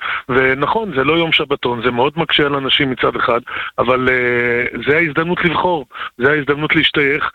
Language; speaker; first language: Hebrew; native; Hebrew